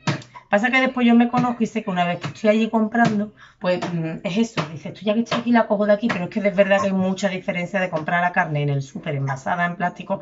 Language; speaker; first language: Spanish; native; Spanish